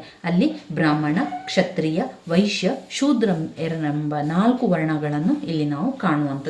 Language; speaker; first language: Kannada; native; Kannada